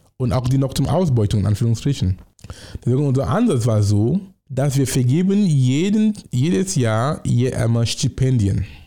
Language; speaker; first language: German; non-native, fluent; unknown